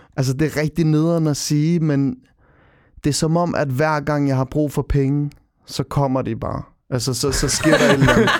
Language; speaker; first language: Danish; early bilingual, other home language; Albanian